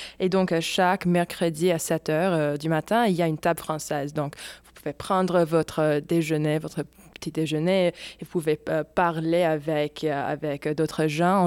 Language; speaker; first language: French; non-native, fluent; English